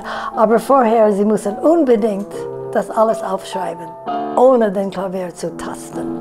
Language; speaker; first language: German; non-native, fluent; English